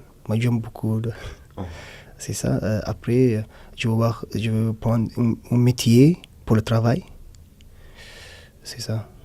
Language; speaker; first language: French; non-native, learner; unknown